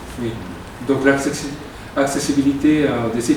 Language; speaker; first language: French; non-native, fluent; Japanese